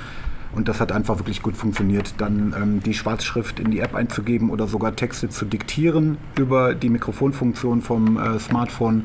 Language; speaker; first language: German; native; German